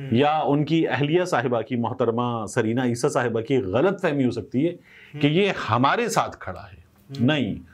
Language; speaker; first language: Urdu; native; Urdu